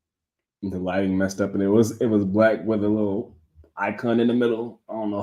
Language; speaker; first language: English; native; English